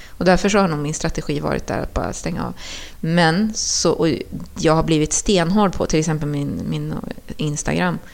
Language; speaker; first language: Swedish; early bilingual, other home language; Spanish